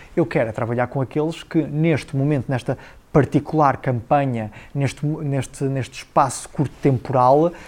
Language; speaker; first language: Portuguese; native; Portuguese